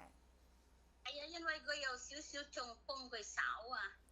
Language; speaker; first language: Cantonese; non-native, fluent; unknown